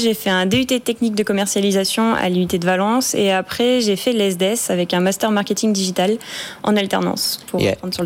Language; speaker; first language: French; native; French